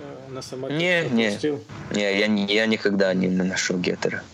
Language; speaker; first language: Russian; early bilingual, heritage; Russian